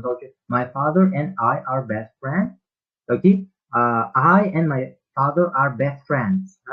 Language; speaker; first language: English; non-native, learner; Uzbek